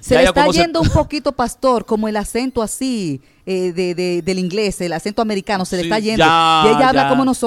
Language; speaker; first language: Spanish; native; Spanish